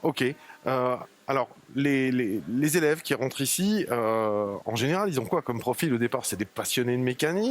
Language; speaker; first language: French; native; French